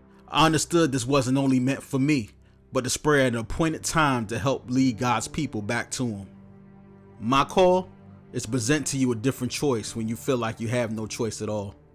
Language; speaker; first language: English; native; English